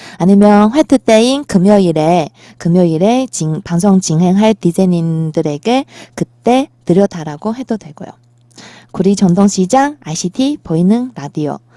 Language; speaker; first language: Korean; non-native, fluent; Chinese